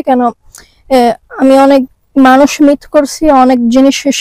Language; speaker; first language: Bangla; early bilingual, heritage; Bangla